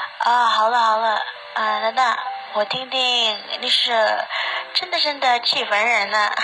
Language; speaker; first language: Chinese; non-native, learner; Indonesian